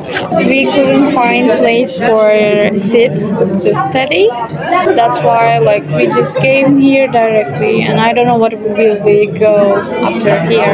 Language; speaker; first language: English; non-native, learner; Turkish